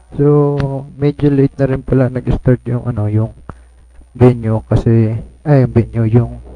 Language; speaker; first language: Filipino; native; Filipino